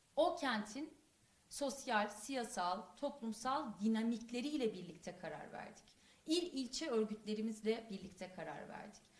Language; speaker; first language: Turkish; non-native, local second language; Kurdish